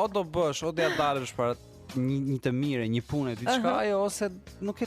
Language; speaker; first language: Albanian; native; Albanian